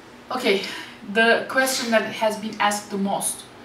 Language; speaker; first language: English; non-native, fluent; Turkish